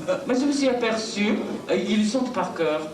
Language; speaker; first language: French; non-native, fluent; Japanese